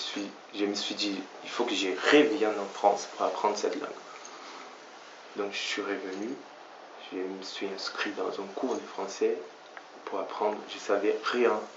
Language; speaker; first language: French; non-native, fluent; Portuguese